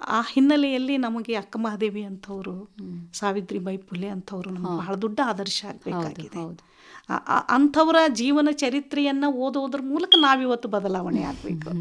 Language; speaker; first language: Kannada; native; Kannada